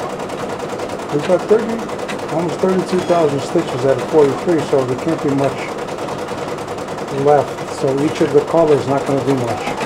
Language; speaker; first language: English; native; English